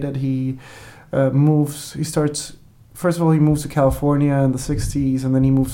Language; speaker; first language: English; non-native, fluent; Spanish